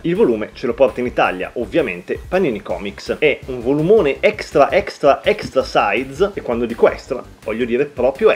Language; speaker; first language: Italian; native; Italian